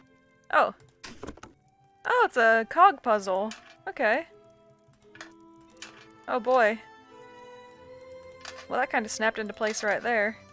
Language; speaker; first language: English; native; English